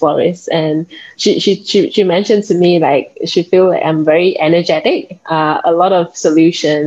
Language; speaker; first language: English; non-native, local second language; Min Nan Chinese